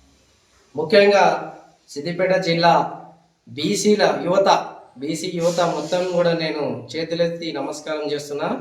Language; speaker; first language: Telugu; native; Telugu